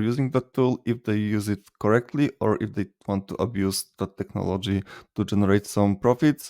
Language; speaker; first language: English; non-native, fluent; Polish